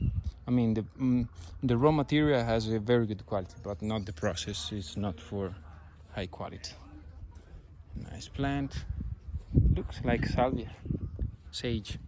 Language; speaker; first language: English; non-native, fluent; Italian